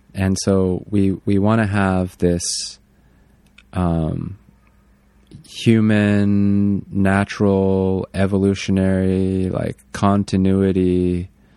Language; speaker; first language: English; native; English